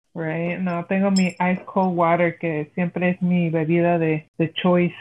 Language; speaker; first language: Spanish; early bilingual, heritage; Spanish